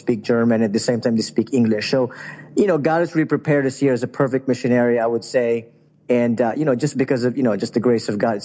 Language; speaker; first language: English; non-native, local second language; Filipino